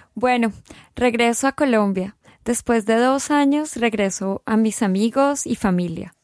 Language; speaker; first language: Spanish; native; Spanish